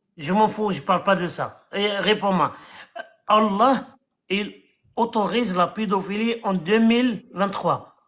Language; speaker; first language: French; non-native, local second language; Arabic